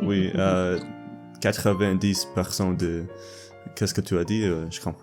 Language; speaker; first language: French; non-native, learner; English